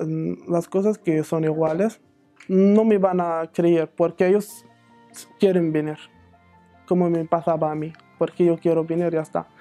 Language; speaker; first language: Spanish; non-native, learner; Arabic